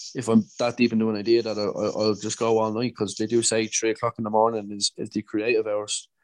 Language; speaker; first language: English; native; English